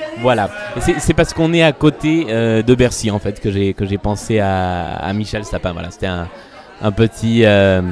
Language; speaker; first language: French; native; French